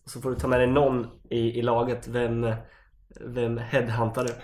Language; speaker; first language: Swedish; native; Swedish